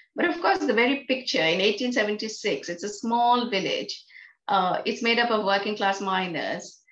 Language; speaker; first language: English; non-native, local second language; Bangla